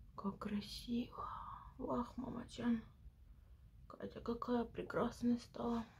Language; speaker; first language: Russian; non-native, local second language; Ukrainian